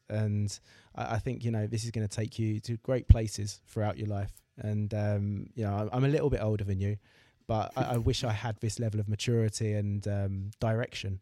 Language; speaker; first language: English; native; English